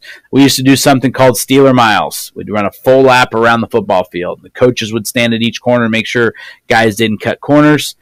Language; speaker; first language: English; native; English